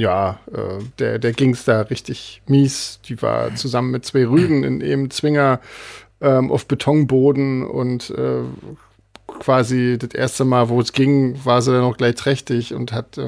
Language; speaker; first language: German; native; German